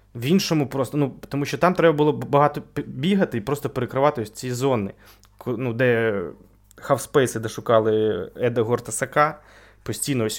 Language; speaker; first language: Ukrainian; native; Ukrainian